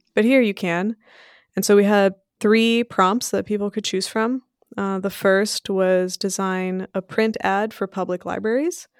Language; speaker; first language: English; early bilingual, other home language; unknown